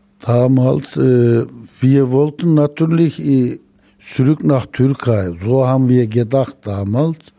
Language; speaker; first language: German; non-native, learner; Turkish